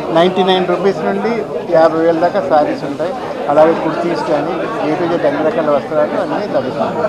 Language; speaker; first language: Telugu; native; Telugu